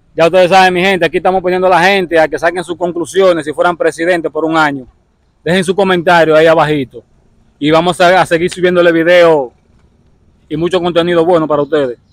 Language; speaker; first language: Spanish; native; Spanish